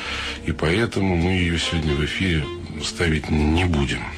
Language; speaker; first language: Russian; native; Russian